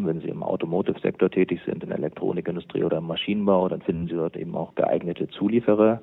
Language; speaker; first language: German; native; German